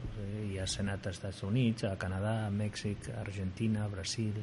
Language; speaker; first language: Catalan; native; Catalan